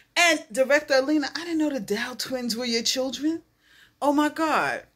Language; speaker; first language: English; native; English